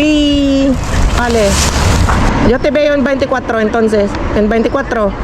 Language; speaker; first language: Spanish; non-native, fluent; Filipino